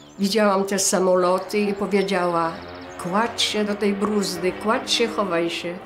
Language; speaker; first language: Polish; native; Polish